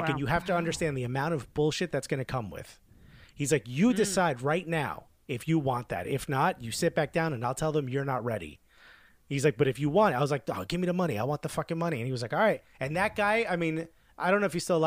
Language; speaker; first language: English; early bilingual, other home language; Spanish